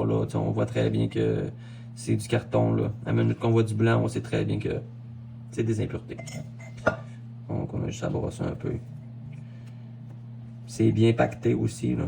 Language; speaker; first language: French; native; French